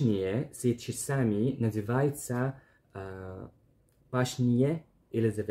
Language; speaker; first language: Russian; non-native, learner; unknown